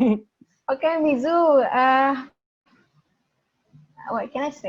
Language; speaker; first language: English; non-native, fluent; Indonesian